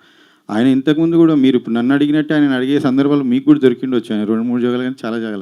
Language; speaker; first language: Telugu; native; Telugu